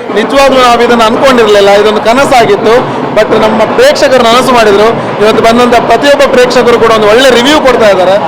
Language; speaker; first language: Kannada; non-native, local second language; Tulu